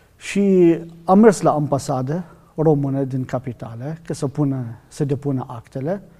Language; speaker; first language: Romanian; non-native, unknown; Arabic